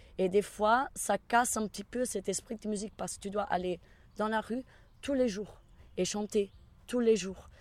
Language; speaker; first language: French; non-native, fluent; Portuguese